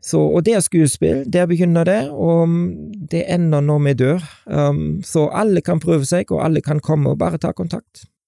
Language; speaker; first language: Norwegian; non-native, fluent; German